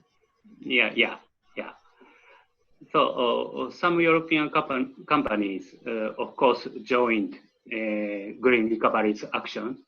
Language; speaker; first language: English; non-native, learner; Japanese